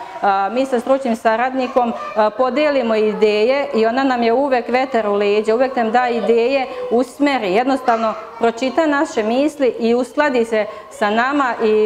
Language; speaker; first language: Serbian; native; Serbian